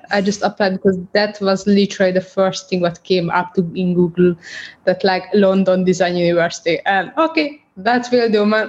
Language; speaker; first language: English; non-native, fluent; Hungarian